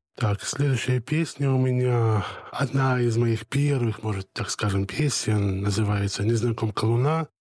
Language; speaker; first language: Russian; native; Russian